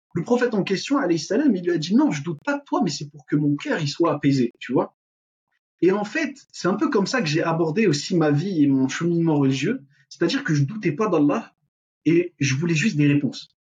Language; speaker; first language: French; non-native, local second language; Arabic